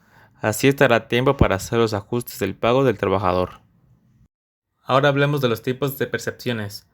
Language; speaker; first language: Spanish; native; Spanish